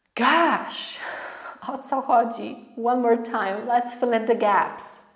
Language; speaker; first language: English; non-native, fluent; Polish